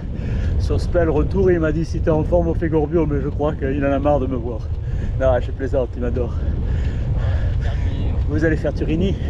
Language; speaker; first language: French; native; French